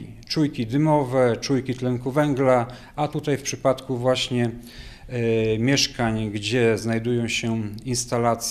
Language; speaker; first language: Polish; native; Polish